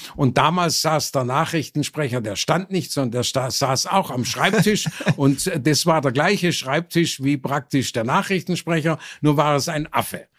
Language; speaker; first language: German; native; German